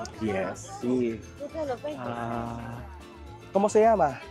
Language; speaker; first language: Spanish; non-native, learner; Filipino